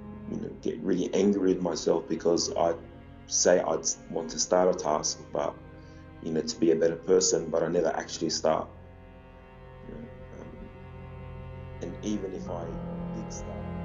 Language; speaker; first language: English; early bilingual, other home language; Arabic